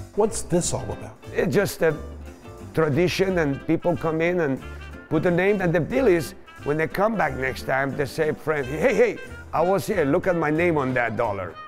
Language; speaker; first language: English; non-native, fluent; Persian